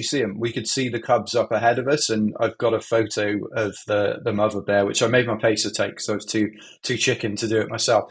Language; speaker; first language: English; native; English